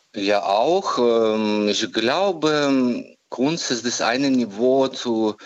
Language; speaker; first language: German; non-native, learner; Ukrainian